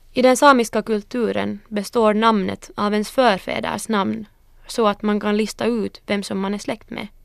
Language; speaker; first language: Swedish; early bilingual, other home language; Northern Sami